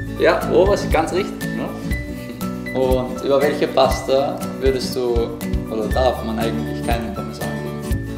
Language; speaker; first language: German; early bilingual, other home language; Italian